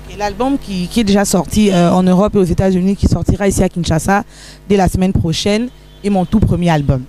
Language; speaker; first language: French; non-native, local second language; Lingala